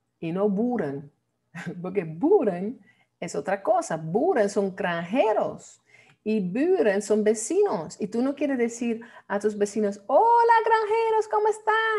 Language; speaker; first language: Spanish; non-native, fluent; Dutch